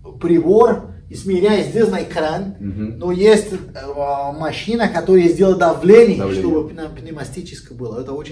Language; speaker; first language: Russian; non-native, learner; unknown